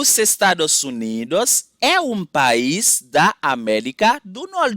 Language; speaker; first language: Portuguese; non-native, fluent; Haitian Creole